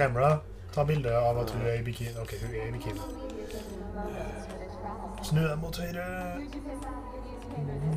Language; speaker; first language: Norwegian; native; Norwegian